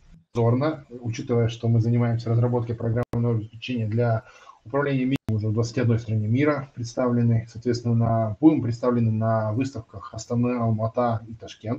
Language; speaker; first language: Russian; native; Russian